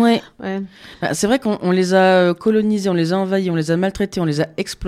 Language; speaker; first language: French; native; French